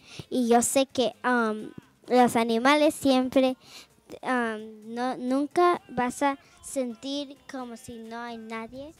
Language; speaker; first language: Spanish; early bilingual, heritage; Spanish